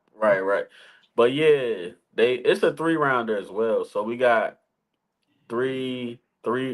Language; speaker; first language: English; native; English